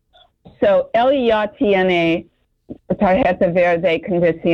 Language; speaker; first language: Spanish; non-native, fluent; English